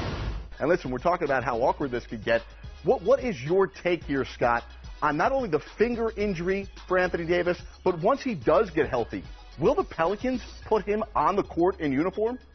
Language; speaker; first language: English; native; English